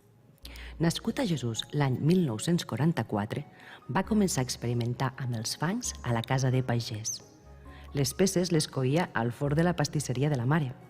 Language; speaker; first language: Catalan; native; Catalan